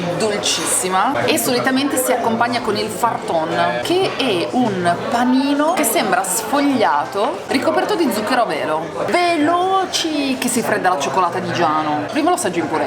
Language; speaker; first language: Italian; native; Italian